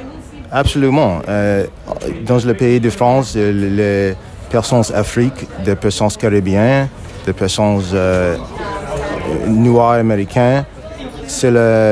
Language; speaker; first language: French; non-native, learner; English